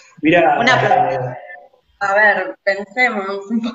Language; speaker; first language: Spanish; native; Spanish